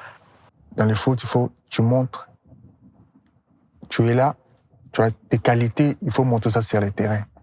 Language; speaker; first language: French; non-native, local second language; Lingala